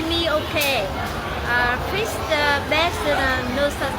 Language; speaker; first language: English; non-native, learner; Vietnamese